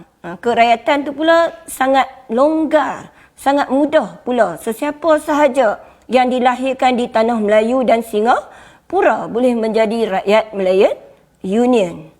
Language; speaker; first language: Malay; native; Malay